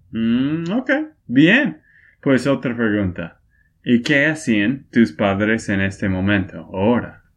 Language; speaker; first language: Spanish; non-native, fluent; English